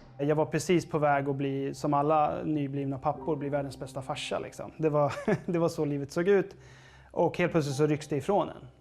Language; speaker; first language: Swedish; native; Swedish